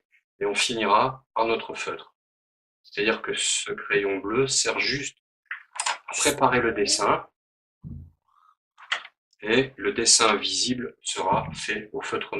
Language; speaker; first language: French; native; French